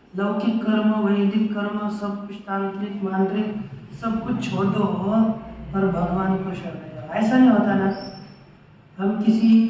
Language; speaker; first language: Hindi; non-native, local second language; Marathi